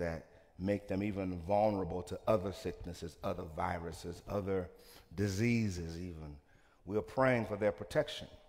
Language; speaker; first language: English; native; English